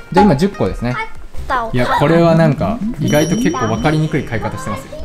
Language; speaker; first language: Japanese; native; Japanese